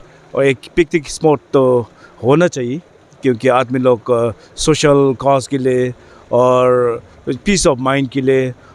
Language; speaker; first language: Hindi; non-native, fluent; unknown